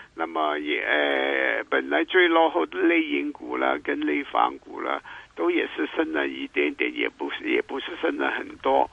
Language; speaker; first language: Chinese; non-native, local second language; Cantonese